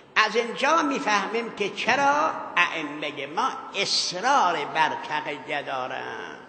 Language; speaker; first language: Persian; non-native, local second language; Azerbaijani